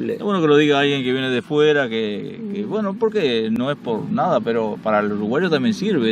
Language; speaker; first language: Spanish; native; Spanish